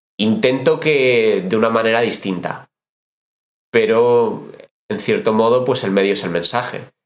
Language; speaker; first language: Spanish; native; Spanish